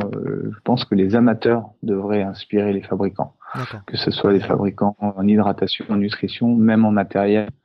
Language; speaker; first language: French; native; French